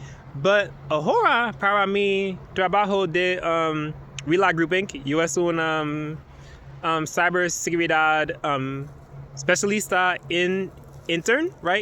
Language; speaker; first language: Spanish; non-native, learner; English